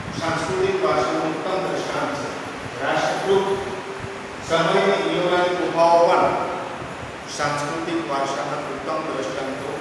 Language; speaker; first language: Gujarati; native; Gujarati